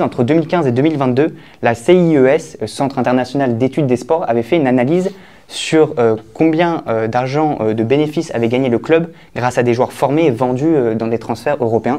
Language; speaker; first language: French; native; French